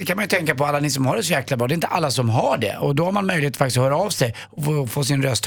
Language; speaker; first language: Swedish; native; Swedish